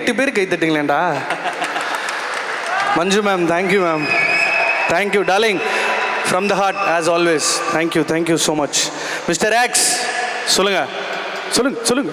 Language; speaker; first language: Tamil; native; Tamil